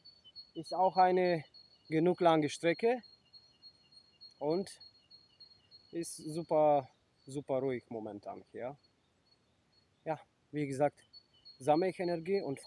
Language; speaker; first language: German; non-native, fluent; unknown